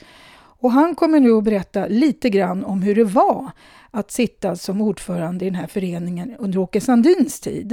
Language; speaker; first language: Swedish; native; Swedish